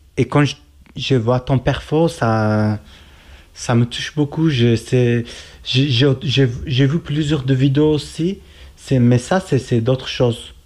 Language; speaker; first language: French; non-native, learner; Kurdish